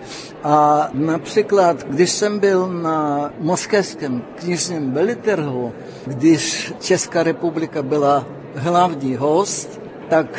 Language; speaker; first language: Czech; non-native, fluent; Russian